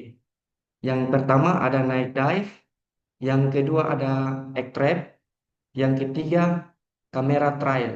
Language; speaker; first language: Indonesian; native; Indonesian